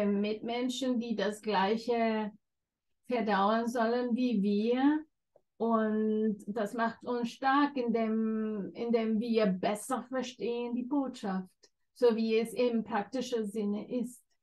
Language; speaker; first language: German; non-native, fluent; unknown